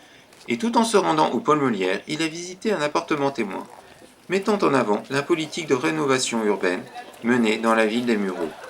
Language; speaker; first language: French; native; French